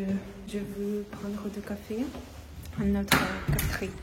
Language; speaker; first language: French; non-native, learner; Russian